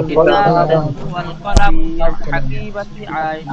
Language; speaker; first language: Arabic; non-native, learner; Bangla